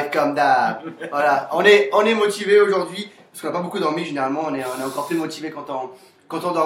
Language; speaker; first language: French; native; French